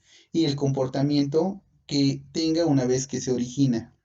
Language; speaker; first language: Spanish; native; Spanish